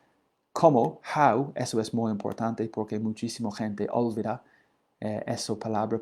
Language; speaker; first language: Spanish; non-native, learner; English